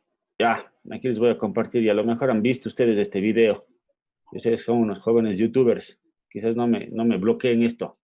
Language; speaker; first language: Spanish; native; Spanish